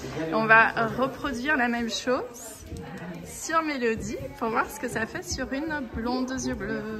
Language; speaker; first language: French; native; French